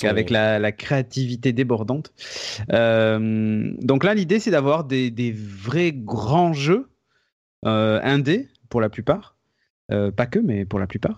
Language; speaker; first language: French; native; French